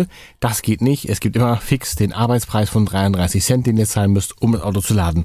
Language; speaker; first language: German; native; German